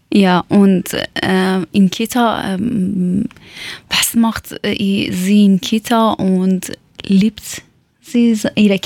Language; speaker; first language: German; non-native, learner; Persian